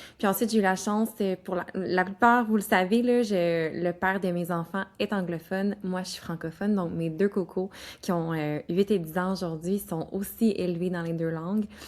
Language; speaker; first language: French; native; French